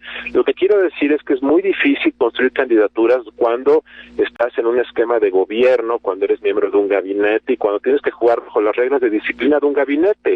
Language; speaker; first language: Spanish; native; Spanish